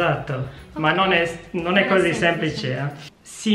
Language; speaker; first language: Italian; non-native, fluent; English